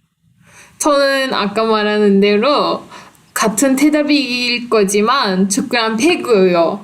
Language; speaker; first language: Korean; non-native, fluent; Turkish